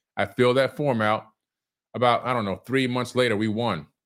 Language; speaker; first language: English; native; English